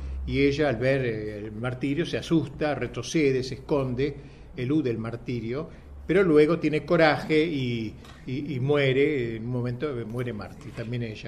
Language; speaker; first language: Spanish; native; Spanish